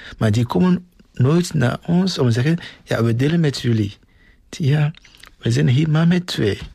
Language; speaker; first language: Dutch; non-native, fluent; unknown